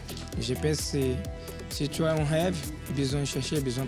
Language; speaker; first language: French; non-native, learner; Spanish